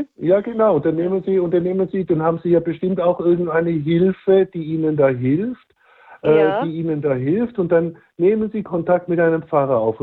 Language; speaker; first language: German; native; German